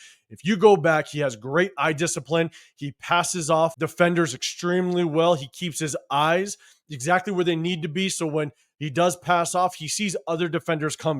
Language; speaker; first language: English; native; English